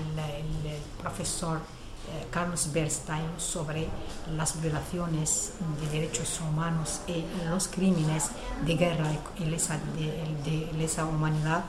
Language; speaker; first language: Spanish; non-native, fluent; Arabic